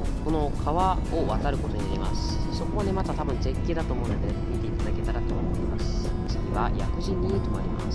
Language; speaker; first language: Japanese; native; Japanese